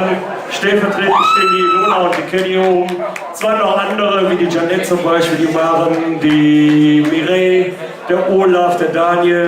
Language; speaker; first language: German; native; German